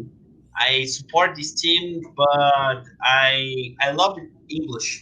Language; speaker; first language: English; non-native, learner; Portuguese